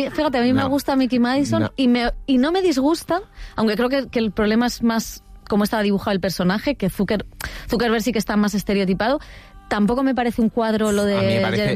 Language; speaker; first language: Spanish; native; Spanish